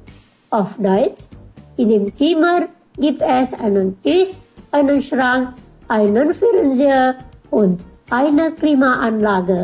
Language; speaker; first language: German; non-native, fluent; Indonesian